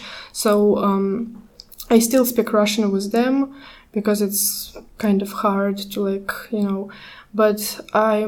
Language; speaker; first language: English; non-native, fluent; Ukrainian